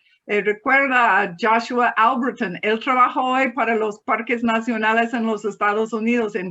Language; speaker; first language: Spanish; non-native, fluent; English